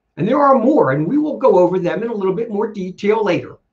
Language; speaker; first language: English; native; English